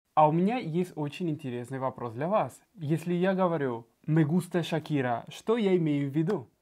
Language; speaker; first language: Russian; non-native, fluent; Spanish